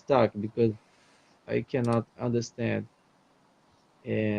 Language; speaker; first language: English; non-native, fluent; Portuguese